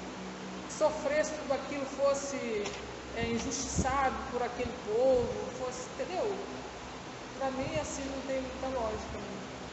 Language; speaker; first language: Portuguese; native; Portuguese